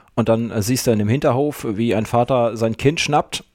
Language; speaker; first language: German; native; German